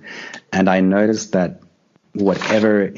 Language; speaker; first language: English; native; English